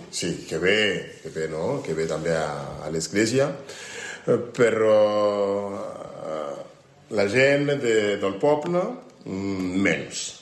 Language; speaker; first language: Catalan; non-native, learner; French